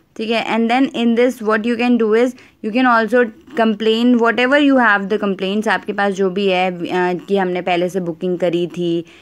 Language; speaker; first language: Hindi; native; Hindi